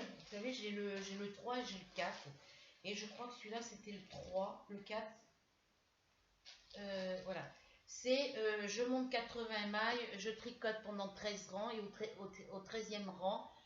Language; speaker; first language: French; native; French